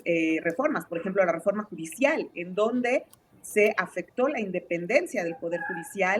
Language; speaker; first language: Spanish; native; Spanish